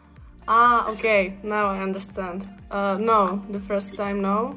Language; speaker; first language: English; non-native, fluent; Czech